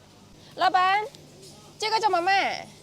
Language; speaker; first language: Chinese; non-native, fluent; Indonesian